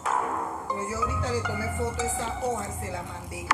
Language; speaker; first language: Spanish; native; Spanish